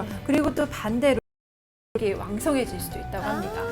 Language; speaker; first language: Korean; native; Korean